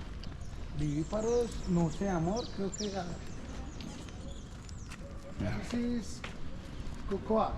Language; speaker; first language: Spanish; native; Spanish